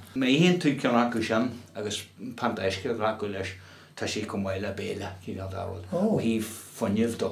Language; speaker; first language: Irish; native; Irish